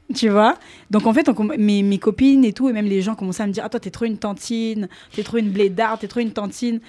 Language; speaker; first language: French; non-native, local second language; Lingala